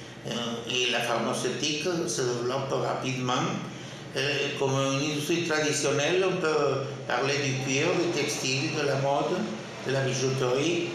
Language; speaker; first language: French; non-native, fluent; Spanish